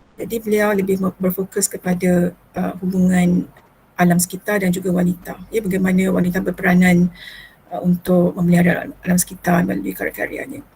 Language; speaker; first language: Malay; native; Malay